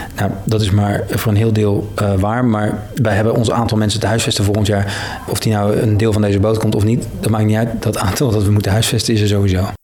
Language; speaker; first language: Dutch; native; Dutch